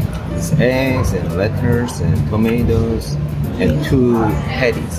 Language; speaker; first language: English; non-native, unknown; Korean